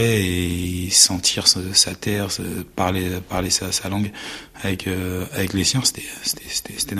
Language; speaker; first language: French; early bilingual, other home language; Haitian Creole